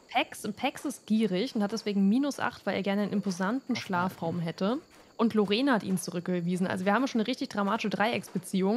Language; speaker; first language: German; native; German